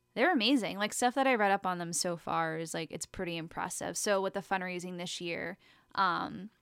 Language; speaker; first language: English; native; English